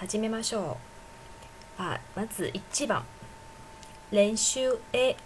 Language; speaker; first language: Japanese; non-native, fluent; Chinese